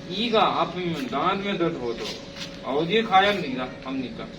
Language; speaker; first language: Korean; non-native, fluent; Urdu